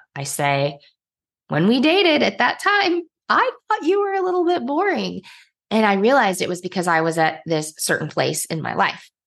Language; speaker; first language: English; native; English